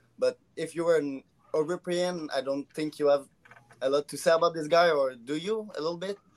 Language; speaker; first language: English; non-native, local second language; French